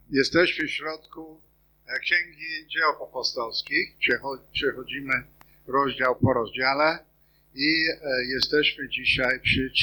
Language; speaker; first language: Polish; non-native, fluent; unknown